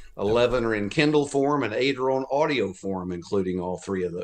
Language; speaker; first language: English; native; English